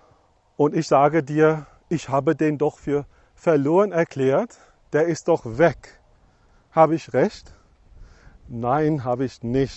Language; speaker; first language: German; non-native, fluent; English